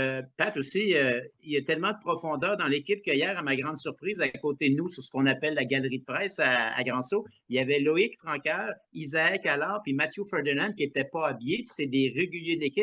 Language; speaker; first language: French; native; French